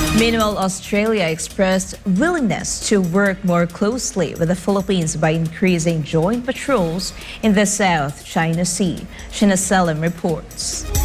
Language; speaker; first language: English; non-native, local second language; Filipino